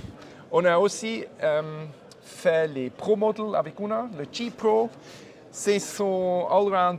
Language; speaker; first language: French; non-native, fluent; German